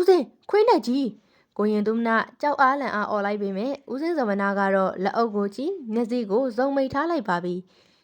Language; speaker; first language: Burmese; native; Burmese